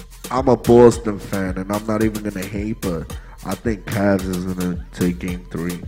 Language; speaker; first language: English; early bilingual, other home language; Spanish